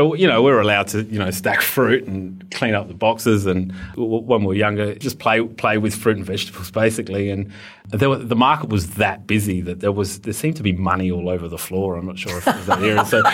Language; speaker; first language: English; native; English